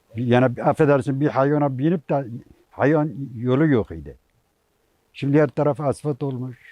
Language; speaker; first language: Turkish; native; Turkish